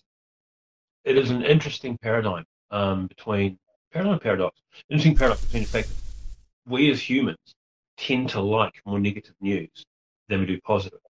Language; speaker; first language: English; native; English